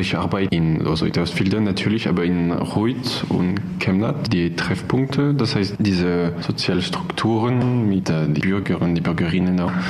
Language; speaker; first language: German; non-native, learner; French